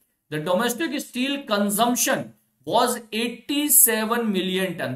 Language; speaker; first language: English; non-native, local second language; Hindi